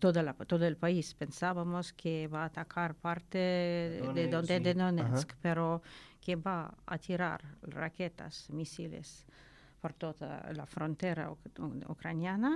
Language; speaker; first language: Spanish; non-native, learner; Ukrainian